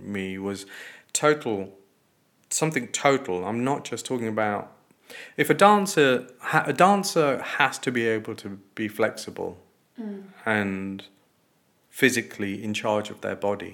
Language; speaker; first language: English; native; English